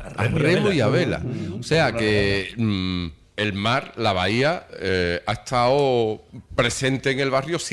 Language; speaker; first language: Spanish; native; Spanish